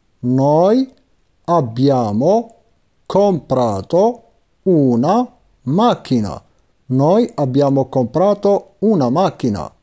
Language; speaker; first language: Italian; non-native, fluent; Arabic